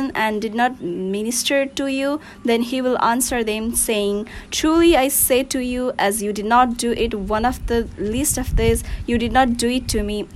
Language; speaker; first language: English; non-native, local second language; Nepali